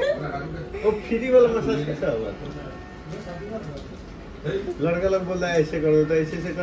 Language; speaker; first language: Hindi; non-native, local second language; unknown